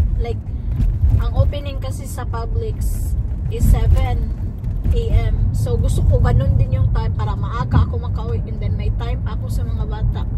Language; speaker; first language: Filipino; non-native, local second language; Cebuano